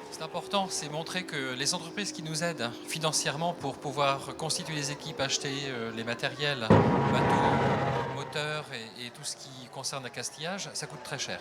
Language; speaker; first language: French; native; French